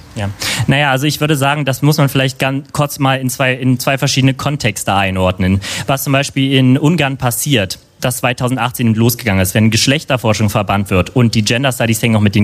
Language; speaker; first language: German; native; German